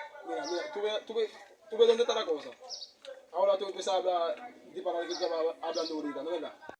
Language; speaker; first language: Spanish; non-native, fluent; Haitian Creole